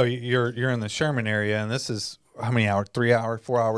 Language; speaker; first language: English; native; English